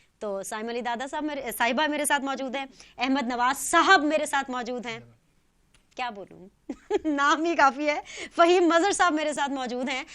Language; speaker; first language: Urdu; native; Urdu